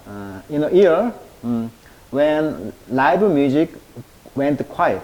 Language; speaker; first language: English; non-native, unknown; Korean